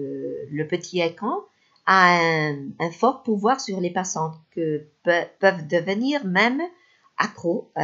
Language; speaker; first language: French; non-native, fluent; Spanish